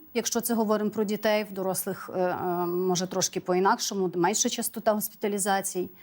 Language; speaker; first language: Ukrainian; native; Ukrainian